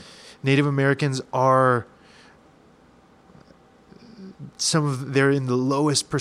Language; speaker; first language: English; native; English